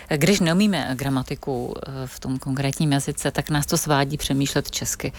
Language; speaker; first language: Czech; native; Czech